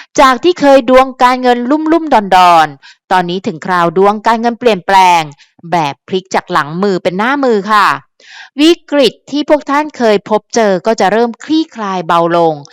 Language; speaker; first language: Thai; native; Thai